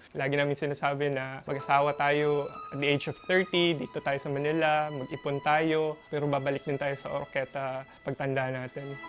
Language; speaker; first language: Filipino; native; Filipino